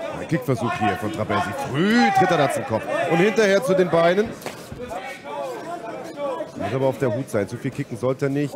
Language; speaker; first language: German; native; German